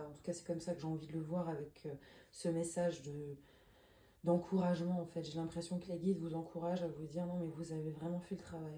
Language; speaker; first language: French; native; French